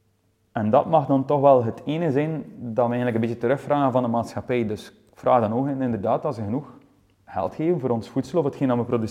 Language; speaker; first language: Dutch; native; Dutch